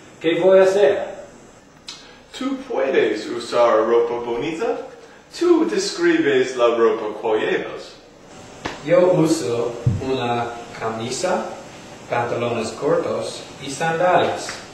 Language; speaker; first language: Spanish; non-native, learner; English